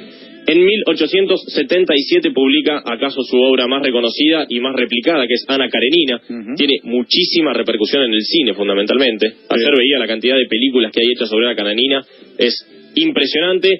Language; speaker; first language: Spanish; native; Spanish